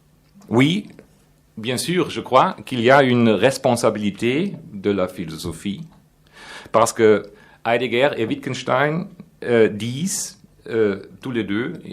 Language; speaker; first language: French; non-native, fluent; German